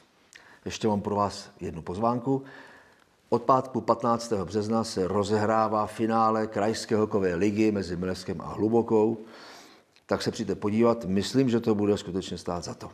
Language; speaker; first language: Czech; native; Czech